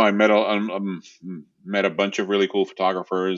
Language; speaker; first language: English; non-native, fluent; Spanish